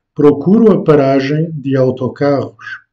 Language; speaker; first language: Portuguese; non-native, fluent; French